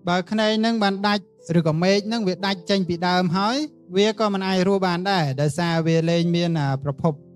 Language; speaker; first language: Khmer; native; Khmer